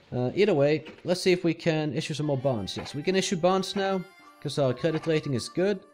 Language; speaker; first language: English; non-native, fluent; Norwegian